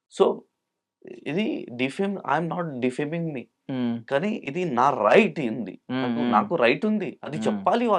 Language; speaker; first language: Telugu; non-native, local second language; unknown